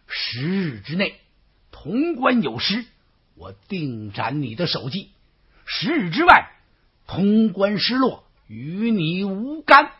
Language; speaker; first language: Chinese; native; Chinese